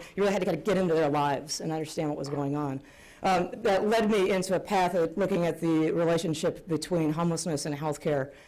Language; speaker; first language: English; native; English